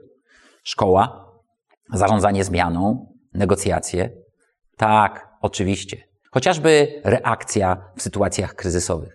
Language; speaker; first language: Polish; native; Polish